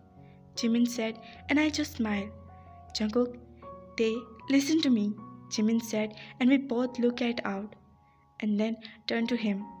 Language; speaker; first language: English; non-native, local second language; Urdu